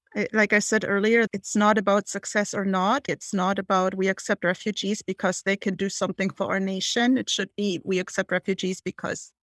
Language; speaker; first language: English; non-native, fluent; German